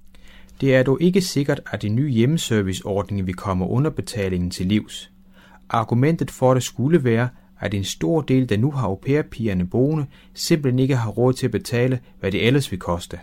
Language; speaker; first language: Danish; native; Danish